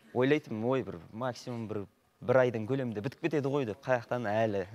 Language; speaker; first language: Kazakh; non-native, local second language; Russian